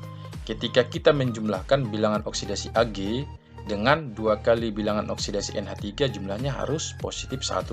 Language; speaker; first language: Indonesian; native; Indonesian